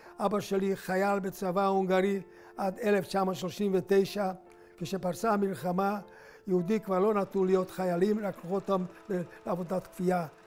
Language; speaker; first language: Hebrew; non-native, fluent; Hungarian